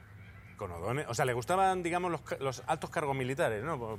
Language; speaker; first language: Spanish; native; Spanish